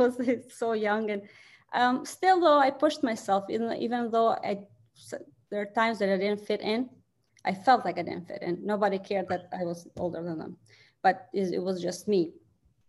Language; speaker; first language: English; non-native, fluent; Albanian